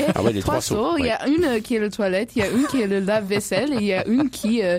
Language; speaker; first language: French; non-native, fluent; English